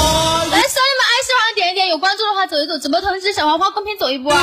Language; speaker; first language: Chinese; native; Chinese